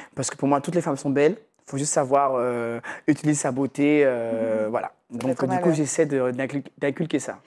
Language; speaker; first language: French; native; French